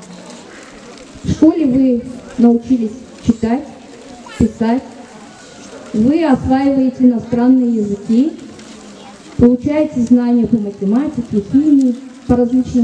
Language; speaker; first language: Russian; non-native, local second language; Gagauz